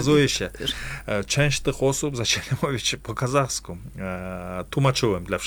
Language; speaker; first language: Polish; non-native, fluent; Kazakh